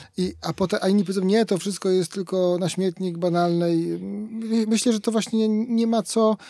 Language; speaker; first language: Polish; native; Polish